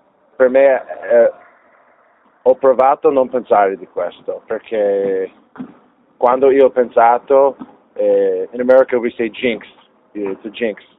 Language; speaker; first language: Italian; non-native, learner; English